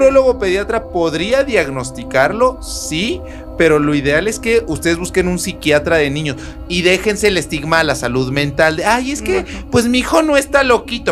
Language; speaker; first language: Spanish; native; Spanish